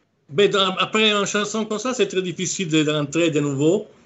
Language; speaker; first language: French; non-native, fluent; Italian